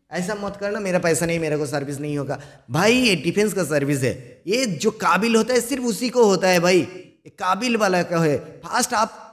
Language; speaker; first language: Hindi; non-native, local second language; Bangla